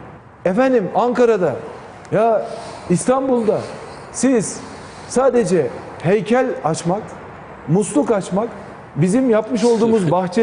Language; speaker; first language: Turkish; native; Turkish